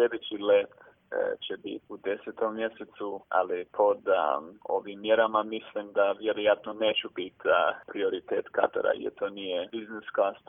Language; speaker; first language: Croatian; early bilingual, heritage; English